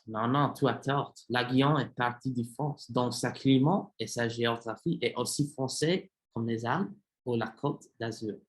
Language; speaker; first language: French; non-native, learner; English